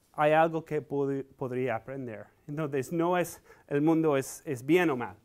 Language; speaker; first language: Spanish; non-native, fluent; English